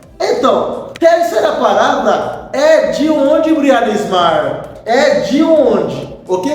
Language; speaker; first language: Portuguese; non-native, local second language; Haitian Creole